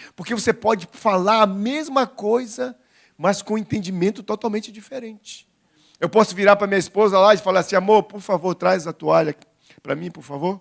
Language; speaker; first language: Portuguese; native; Portuguese